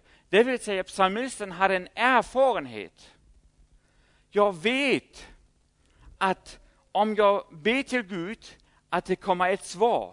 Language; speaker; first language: Swedish; non-native, fluent; German